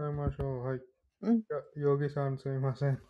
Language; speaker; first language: Japanese; non-native, learner; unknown